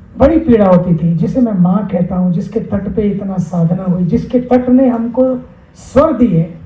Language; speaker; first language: Hindi; native; Hindi